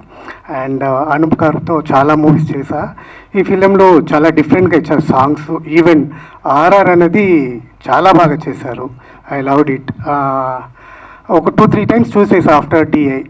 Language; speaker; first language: Telugu; non-native, fluent; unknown